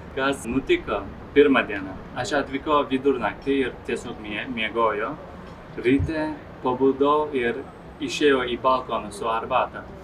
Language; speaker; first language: Lithuanian; non-native, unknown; Turkish